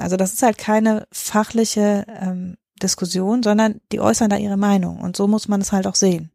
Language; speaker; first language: German; native; German